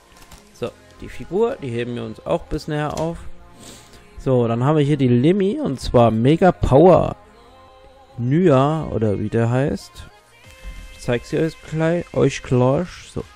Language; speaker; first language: German; native; German